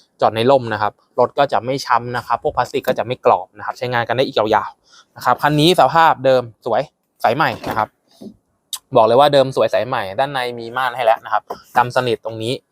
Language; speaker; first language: Thai; native; Thai